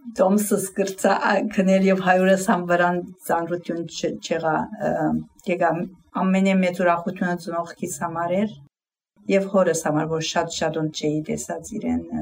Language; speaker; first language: Armenian; early bilingual, heritage; Armenian